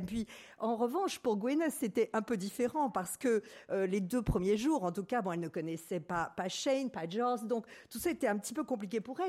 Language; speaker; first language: French; native; French